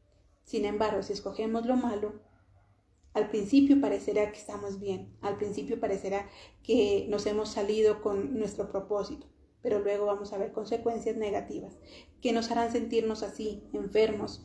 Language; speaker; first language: Spanish; native; Spanish